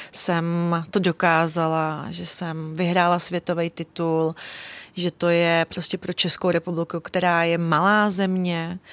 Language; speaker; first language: Czech; early bilingual, other home language; Russian